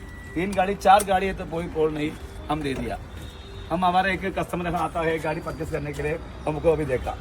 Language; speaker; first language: Hindi; non-native, local second language; Malayalam